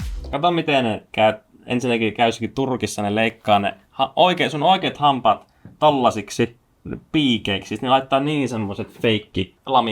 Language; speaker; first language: Finnish; native; Finnish